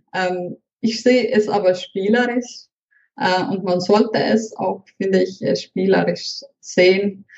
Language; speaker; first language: German; non-native, fluent; Estonian